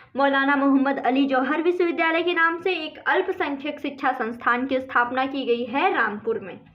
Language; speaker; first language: Hindi; native; Hindi